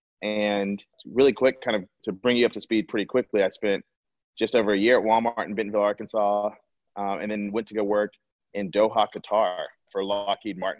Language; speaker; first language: English; native; English